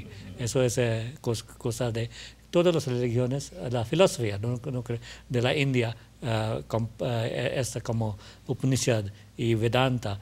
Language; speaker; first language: Spanish; non-native, learner; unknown